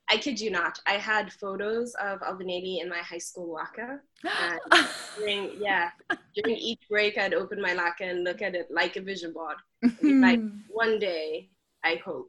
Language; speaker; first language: English; non-native, local second language; Xhosa